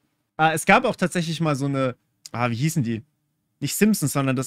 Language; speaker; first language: German; native; German